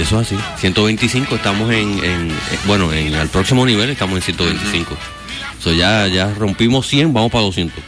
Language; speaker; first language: Spanish; native; Spanish